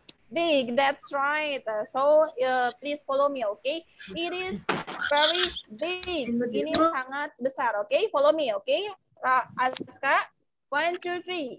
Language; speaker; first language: English; non-native, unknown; Indonesian